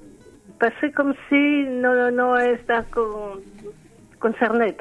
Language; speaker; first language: Spanish; non-native, learner; French